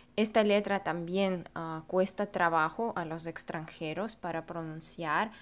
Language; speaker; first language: Spanish; non-native, fluent; Russian